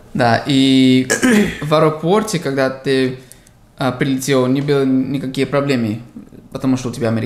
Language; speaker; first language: Russian; non-native, fluent; English